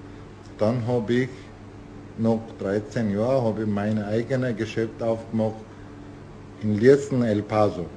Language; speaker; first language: German; non-native, learner; Turkish